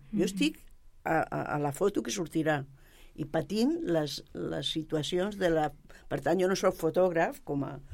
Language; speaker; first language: Catalan; non-native, local second language; Spanish